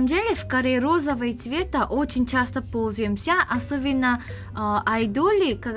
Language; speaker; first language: Russian; non-native, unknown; Korean